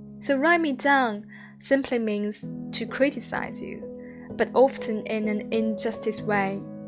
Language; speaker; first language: English; non-native, fluent; Chinese